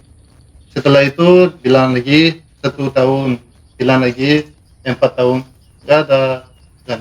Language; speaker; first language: Indonesian; non-native, learner; Malagasy